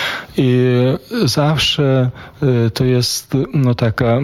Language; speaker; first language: Polish; non-native, fluent; Lithuanian